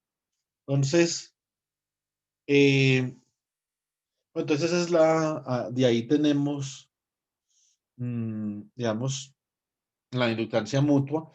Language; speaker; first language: Spanish; native; Spanish